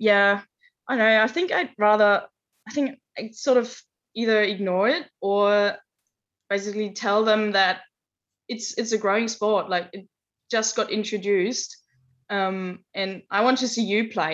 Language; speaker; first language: English; non-native, fluent; German